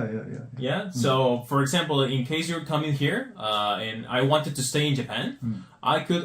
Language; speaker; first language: English; non-native, fluent; Spanish